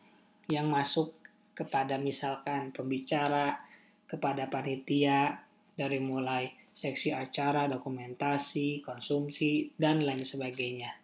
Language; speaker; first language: Indonesian; native; Indonesian